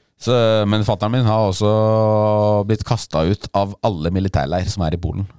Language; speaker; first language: Norwegian; early bilingual, other home language; Polish